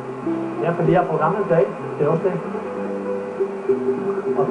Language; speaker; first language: Danish; non-native, learner; Italian